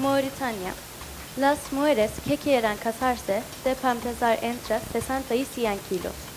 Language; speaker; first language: Spanish; non-native, learner; Turkish